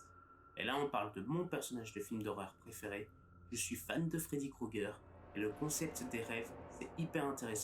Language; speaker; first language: French; native; French